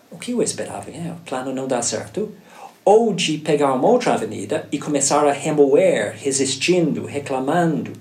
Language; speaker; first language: Portuguese; non-native, fluent; English